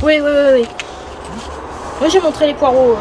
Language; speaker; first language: French; native; French